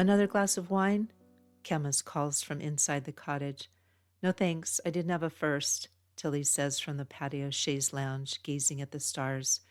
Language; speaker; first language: English; native; English